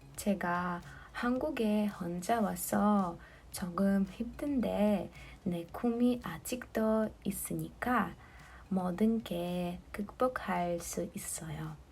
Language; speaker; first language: Korean; non-native, learner; Russian